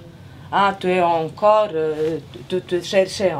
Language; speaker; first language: French; non-native, fluent; Serbian